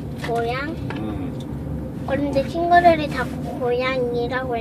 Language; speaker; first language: Korean; early bilingual, other home language; English